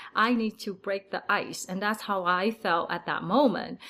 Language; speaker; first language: English; early bilingual, other home language; Vietnamese